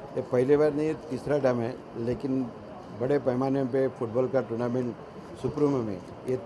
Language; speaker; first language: Hindi; non-native, local second language; Marathi